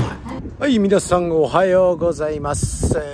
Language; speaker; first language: Japanese; native; Japanese